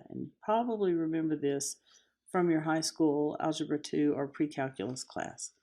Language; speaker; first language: English; native; English